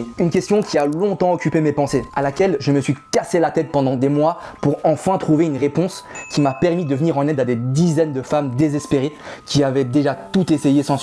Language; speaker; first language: French; native; French